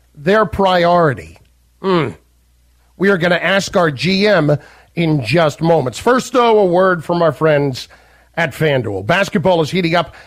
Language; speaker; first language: English; native; English